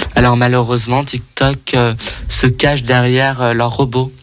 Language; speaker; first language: French; native; French